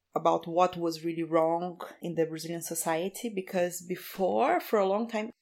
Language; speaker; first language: English; non-native, fluent; Portuguese